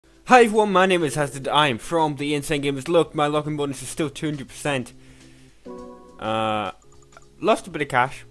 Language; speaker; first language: English; native; English